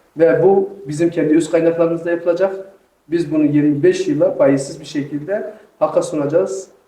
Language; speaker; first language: Turkish; native; Turkish